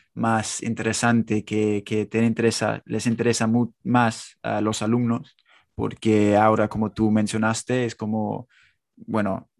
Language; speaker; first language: Spanish; non-native, fluent; English